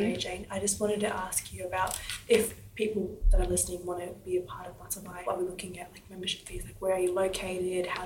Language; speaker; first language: English; native; English